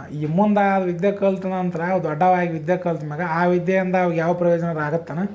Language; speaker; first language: Kannada; native; Kannada